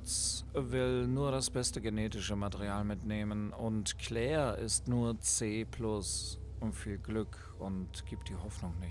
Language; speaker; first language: German; native; German